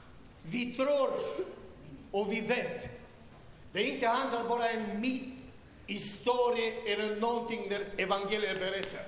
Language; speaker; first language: Swedish; non-native, learner; Romanian